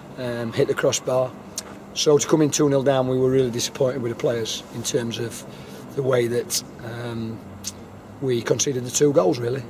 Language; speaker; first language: English; native; English